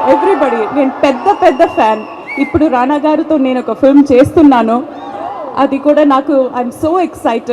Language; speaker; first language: Telugu; non-native, learner; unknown